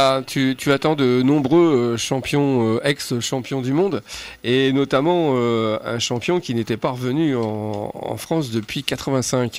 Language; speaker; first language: French; native; French